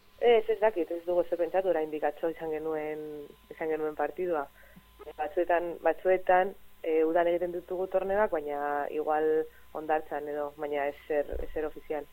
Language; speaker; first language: Basque; non-native, local second language; Spanish